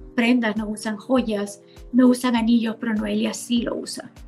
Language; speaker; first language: Spanish; native; Spanish